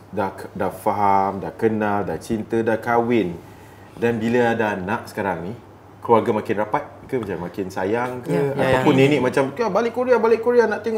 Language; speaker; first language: Malay; native; Malay